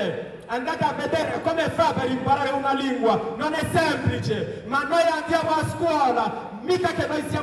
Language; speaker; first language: Italian; non-native, learner; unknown